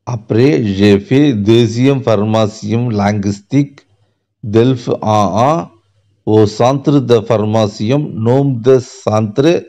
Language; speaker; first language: French; non-native, learner; Tamil